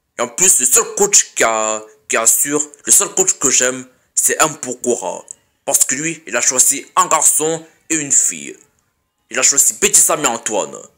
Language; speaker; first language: French; native; French